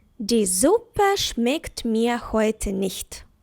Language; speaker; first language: German; non-native, fluent; Ukrainian